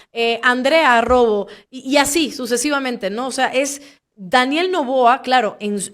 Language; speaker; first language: Spanish; native; Spanish